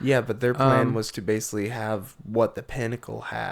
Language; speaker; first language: English; native; English